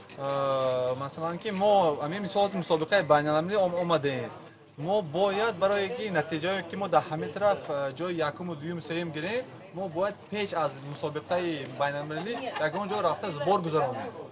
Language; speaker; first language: Tajik; non-native, local second language; Russian